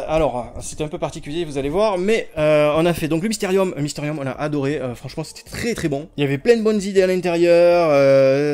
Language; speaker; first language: French; native; French